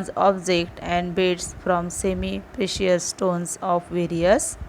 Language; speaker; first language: English; non-native, local second language; Marathi